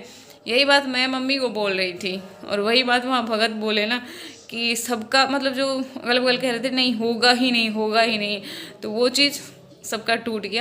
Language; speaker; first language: Hindi; non-native, local second language; Maithili